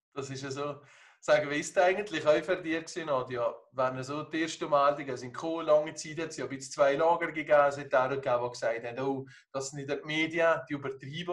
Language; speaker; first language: German; native; German